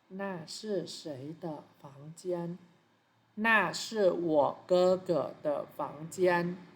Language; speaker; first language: Chinese; non-native, fluent; Thai